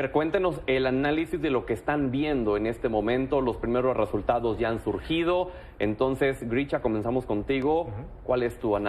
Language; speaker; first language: Spanish; native; Spanish